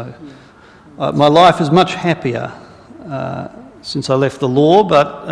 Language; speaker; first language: English; native; English